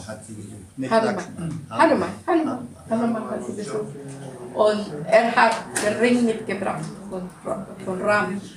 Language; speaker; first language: German; non-native, learner; Russian